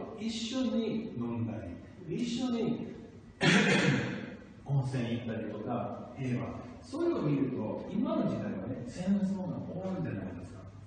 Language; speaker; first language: Japanese; non-native, fluent; English